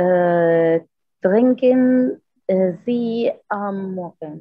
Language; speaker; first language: German; non-native, learner; Arabic